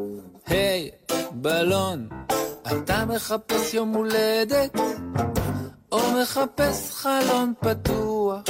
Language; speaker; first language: Hebrew; native; Hebrew